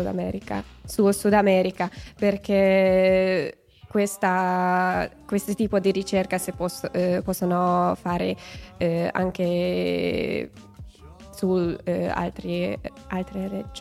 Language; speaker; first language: Italian; non-native, learner; Hungarian